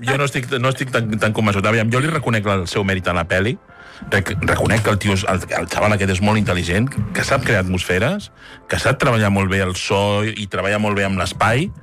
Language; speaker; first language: Catalan; native; Catalan